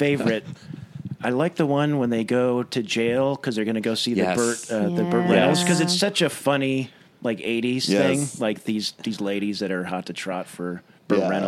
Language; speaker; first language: English; native; English